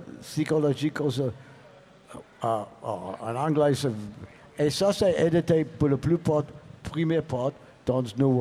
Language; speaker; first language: French; non-native, learner; English